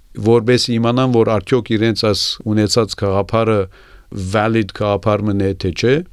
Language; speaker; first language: Armenian; early bilingual, heritage; Armenian